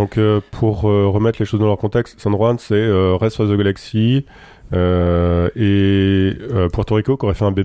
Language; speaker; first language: French; native; French